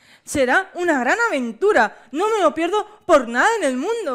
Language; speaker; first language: Spanish; native; Spanish